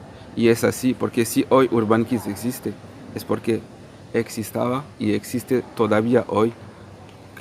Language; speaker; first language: Spanish; non-native, fluent; Portuguese